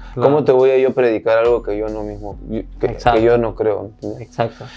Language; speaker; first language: Spanish; early bilingual, heritage; Spanish